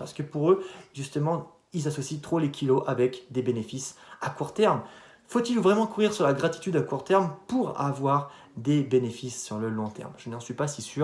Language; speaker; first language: French; native; French